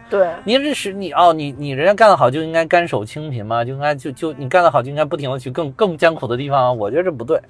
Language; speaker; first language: Chinese; native; Chinese